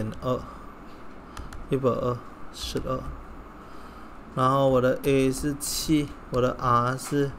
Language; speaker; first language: Chinese; non-native, local second language; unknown